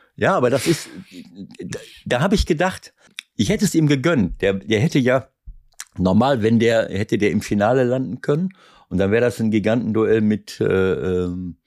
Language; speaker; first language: German; native; German